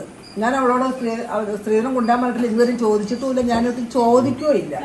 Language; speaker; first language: Malayalam; native; Malayalam